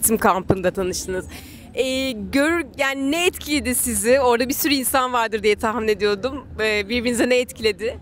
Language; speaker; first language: Turkish; native; Turkish